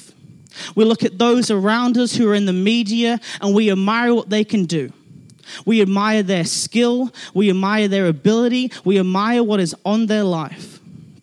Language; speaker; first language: English; native; English